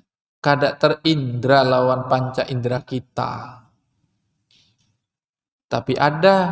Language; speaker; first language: Indonesian; non-native, local second language; Banjar